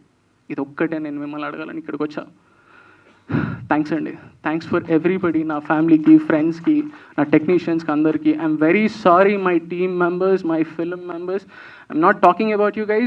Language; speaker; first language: Telugu; native; Telugu